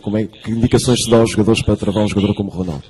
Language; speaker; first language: Portuguese; native; Portuguese